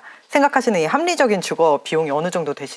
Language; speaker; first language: Korean; native; Korean